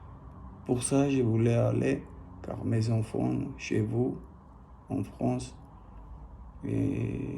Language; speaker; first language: French; non-native, learner; Armenian